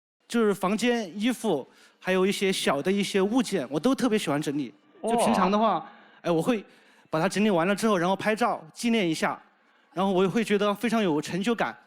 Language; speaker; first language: Chinese; native; Chinese